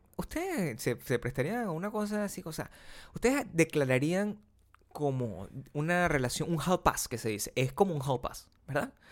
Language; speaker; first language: Spanish; native; Spanish